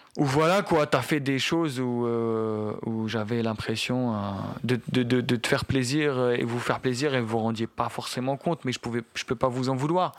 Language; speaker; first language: French; non-native, local second language; Arabic